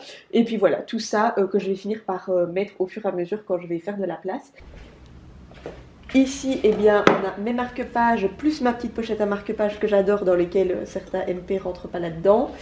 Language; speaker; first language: French; native; French